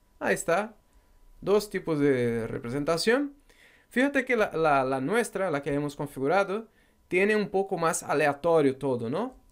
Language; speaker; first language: Spanish; non-native, fluent; Portuguese